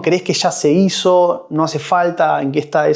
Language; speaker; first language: Spanish; native; Spanish